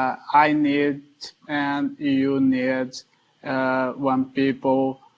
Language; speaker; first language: English; non-native, learner; Portuguese